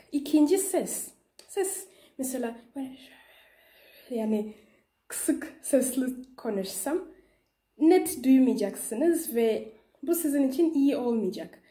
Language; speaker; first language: Turkish; non-native, learner; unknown